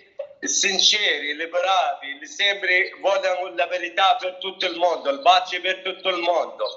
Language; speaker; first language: Italian; non-native, learner; Arabic